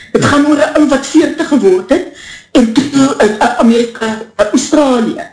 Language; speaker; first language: Afrikaans; native; Afrikaans